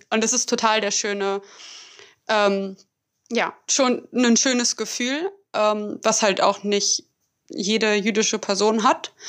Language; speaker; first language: German; native; German